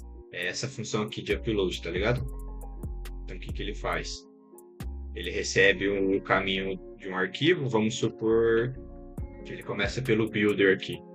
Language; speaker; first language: Portuguese; native; Portuguese